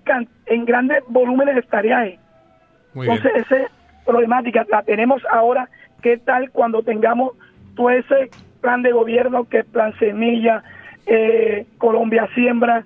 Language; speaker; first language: Spanish; native; Spanish